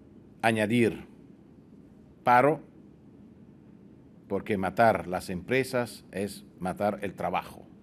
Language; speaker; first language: Spanish; non-native, fluent; Italian